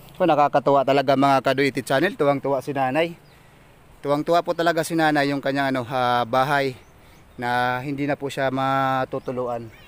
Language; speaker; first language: Filipino; non-native, local second language; Waray